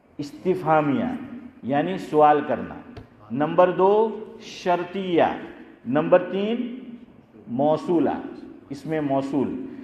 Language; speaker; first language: Urdu; non-native, local second language; Gujarati